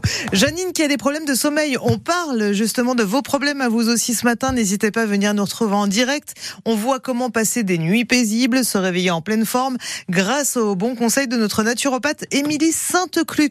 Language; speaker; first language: French; native; French